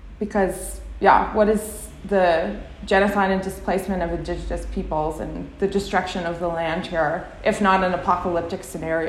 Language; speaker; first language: English; native; English